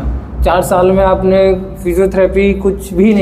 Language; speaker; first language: Hindi; native; Hindi